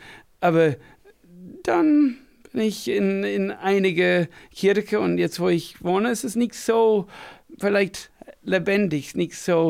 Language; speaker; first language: German; non-native, fluent; English